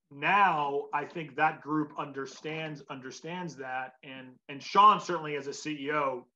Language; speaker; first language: English; native; English